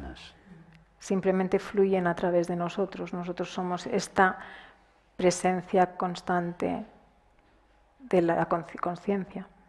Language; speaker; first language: Spanish; native; Spanish